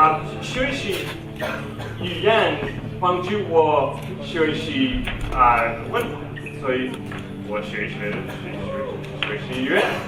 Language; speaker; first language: Chinese; non-native, learner; English